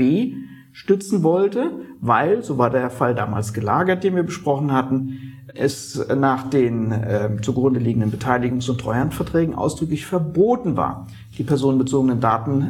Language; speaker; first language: German; native; German